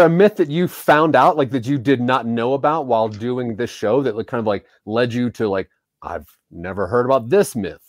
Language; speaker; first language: English; native; English